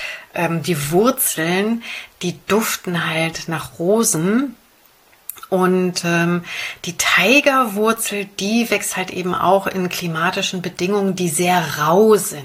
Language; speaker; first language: German; native; German